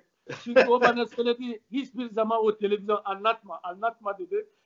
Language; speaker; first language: Turkish; non-native, learner; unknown